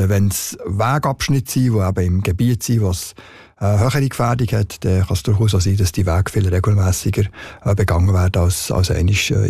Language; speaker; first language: German; native; German